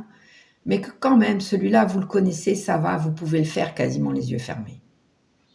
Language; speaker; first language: French; native; French